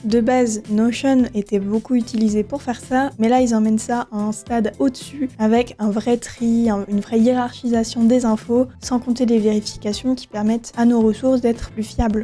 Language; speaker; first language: French; native; French